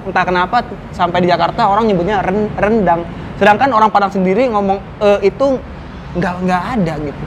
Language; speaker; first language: Indonesian; non-native, local second language; Minangkabau